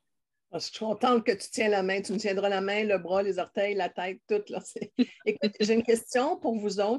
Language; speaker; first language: French; native; French